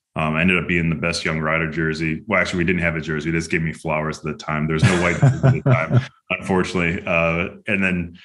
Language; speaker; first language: English; native; English